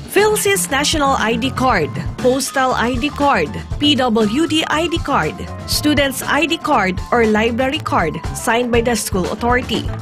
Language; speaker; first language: English; non-native, local second language; Filipino